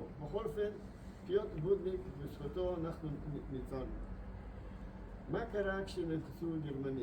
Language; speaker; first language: Hebrew; non-native, fluent; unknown